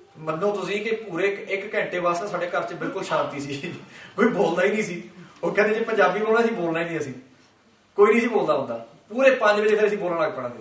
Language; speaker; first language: Punjabi; early bilingual, heritage; Punjabi